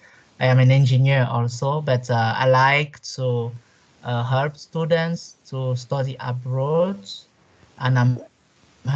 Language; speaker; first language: English; non-native, local second language; French